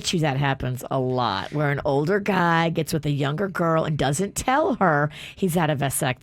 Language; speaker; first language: English; native; English